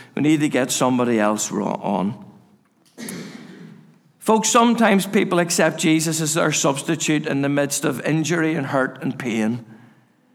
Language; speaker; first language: English; native; English